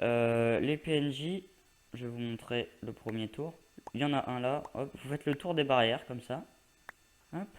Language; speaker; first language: French; native; French